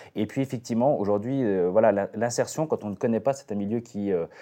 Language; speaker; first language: French; native; French